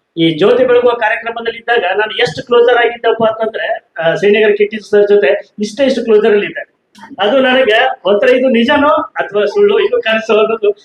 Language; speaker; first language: Kannada; native; Kannada